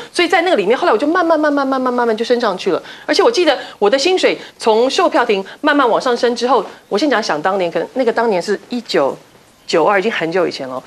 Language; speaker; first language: Chinese; native; Chinese